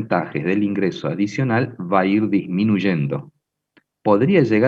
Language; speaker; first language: Spanish; native; Spanish